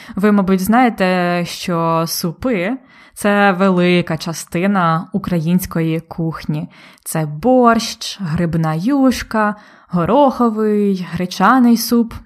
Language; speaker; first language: Ukrainian; native; Ukrainian